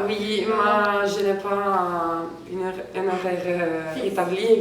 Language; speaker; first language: French; non-native, fluent; Italian